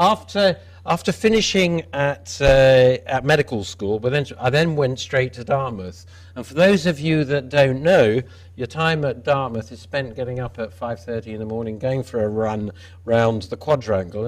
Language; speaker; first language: English; native; English